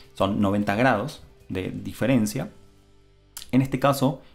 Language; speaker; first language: Spanish; native; Spanish